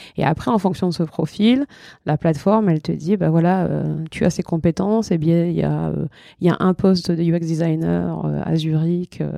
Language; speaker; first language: French; early bilingual, other home language; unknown